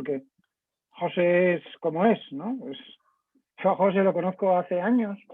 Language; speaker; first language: Spanish; native; Spanish